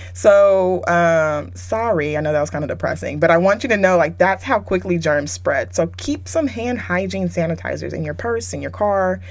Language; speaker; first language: English; native; English